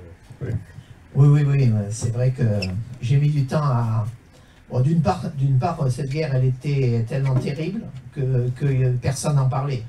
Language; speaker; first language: French; native; French